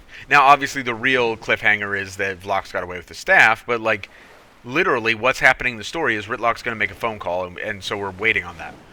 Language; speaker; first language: English; native; English